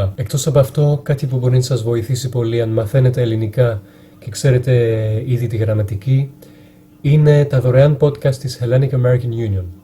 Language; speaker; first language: Greek; non-native, fluent; French